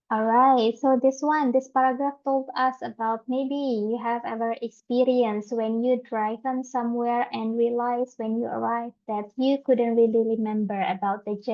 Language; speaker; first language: English; non-native, fluent; Indonesian